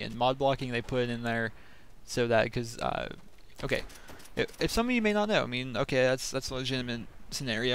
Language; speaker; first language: English; native; English